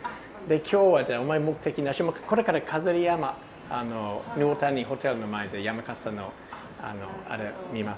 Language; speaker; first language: Japanese; non-native, fluent; English